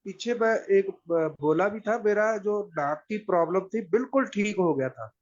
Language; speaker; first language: Hindi; non-native, local second language; Punjabi